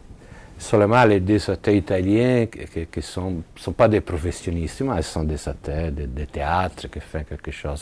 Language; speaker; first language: French; non-native, learner; Italian